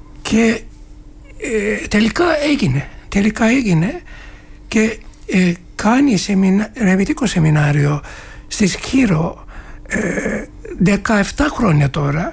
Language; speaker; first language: Greek; non-native, fluent; Turkish